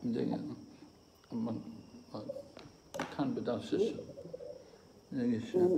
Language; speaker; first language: Chinese; non-native, fluent; English